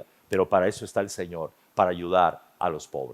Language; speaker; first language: Spanish; native; Spanish